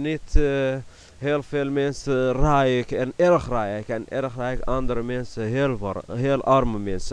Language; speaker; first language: Dutch; non-native, learner; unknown